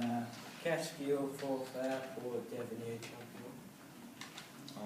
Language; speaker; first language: French; non-native, learner; English